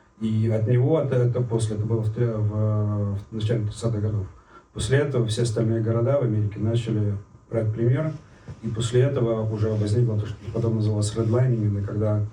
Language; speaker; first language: Russian; native; Russian